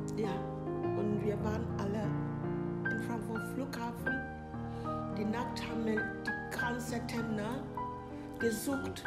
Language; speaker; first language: German; non-native, learner; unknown